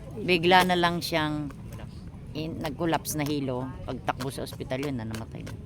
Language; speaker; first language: Filipino; non-native, local second language; Cebuano